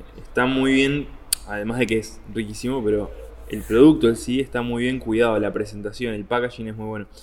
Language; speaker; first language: Spanish; native; Spanish